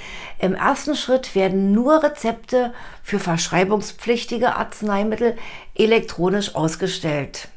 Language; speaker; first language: German; native; German